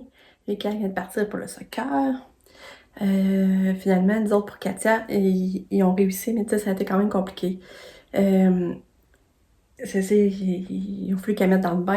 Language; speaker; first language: French; native; French